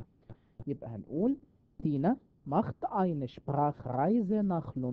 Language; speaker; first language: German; non-native, fluent; Arabic